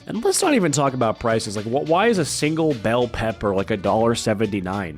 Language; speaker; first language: English; native; English